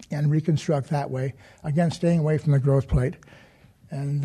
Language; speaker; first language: English; native; English